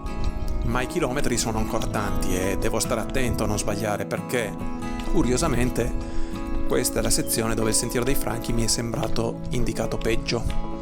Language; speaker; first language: Italian; native; Italian